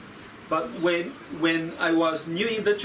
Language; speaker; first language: English; non-native, fluent; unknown